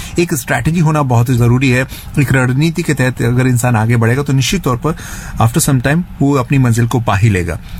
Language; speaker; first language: Hindi; native; Hindi